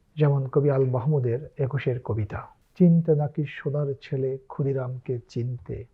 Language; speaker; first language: Bangla; native; Bangla